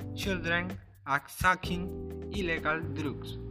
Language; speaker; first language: English; non-native, learner; Spanish